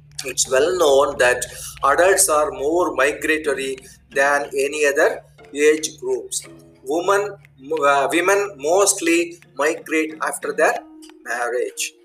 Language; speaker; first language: English; non-native, local second language; Tamil